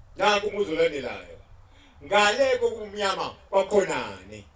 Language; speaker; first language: Zulu; native; Zulu